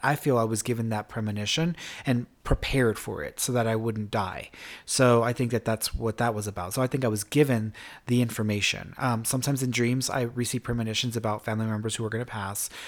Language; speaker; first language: English; early bilingual, other home language; Spanish